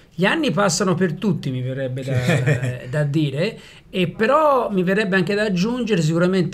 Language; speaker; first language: Italian; native; Italian